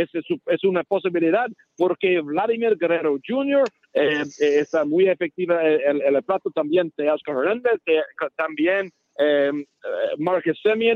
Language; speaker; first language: Spanish; non-native, learner; English